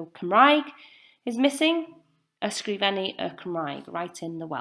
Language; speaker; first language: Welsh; non-native, local second language; English